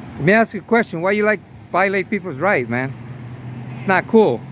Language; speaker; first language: English; non-native, fluent; Spanish